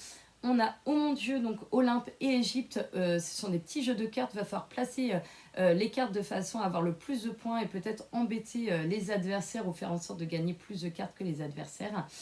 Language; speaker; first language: French; native; French